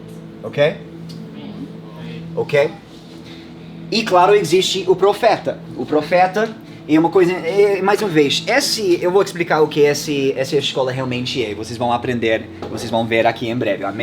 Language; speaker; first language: Portuguese; non-native, fluent; English